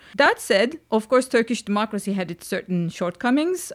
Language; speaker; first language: English; non-native, fluent; Turkish